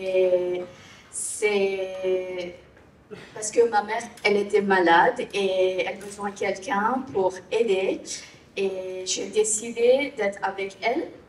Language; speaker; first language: French; non-native, learner; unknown